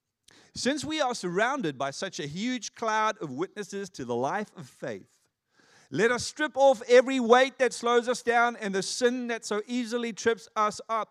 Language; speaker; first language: English; native; English